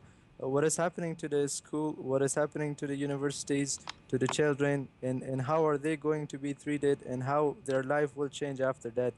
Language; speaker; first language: English; non-native, fluent; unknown